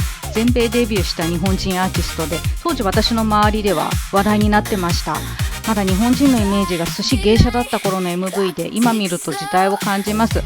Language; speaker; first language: Japanese; native; Japanese